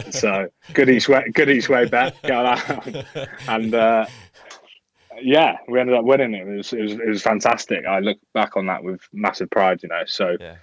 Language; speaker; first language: English; native; English